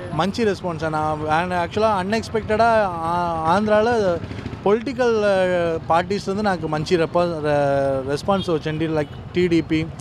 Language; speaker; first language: Telugu; non-native, learner; Tamil